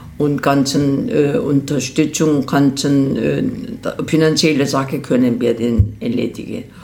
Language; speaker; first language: German; non-native, fluent; Korean